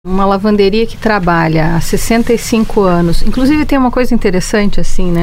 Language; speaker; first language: Portuguese; native; Portuguese